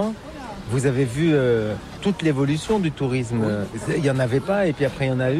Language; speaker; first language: French; native; French